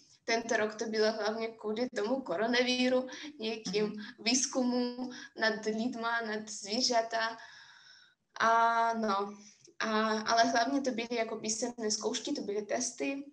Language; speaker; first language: Czech; non-native, fluent; Russian